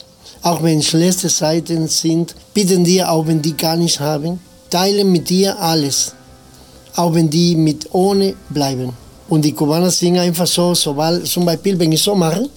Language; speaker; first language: German; non-native, fluent; Spanish